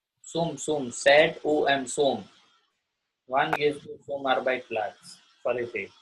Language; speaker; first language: German; non-native, learner; Gujarati